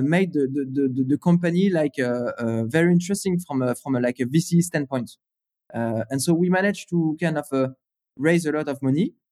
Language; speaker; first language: English; non-native, fluent; French